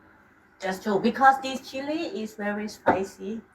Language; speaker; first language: English; non-native, fluent; Thai